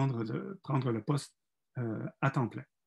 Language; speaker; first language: French; native; French